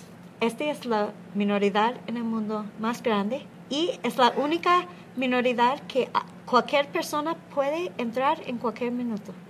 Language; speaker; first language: Spanish; non-native, learner; English